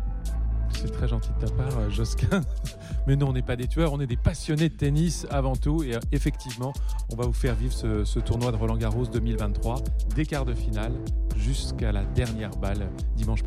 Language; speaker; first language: French; native; French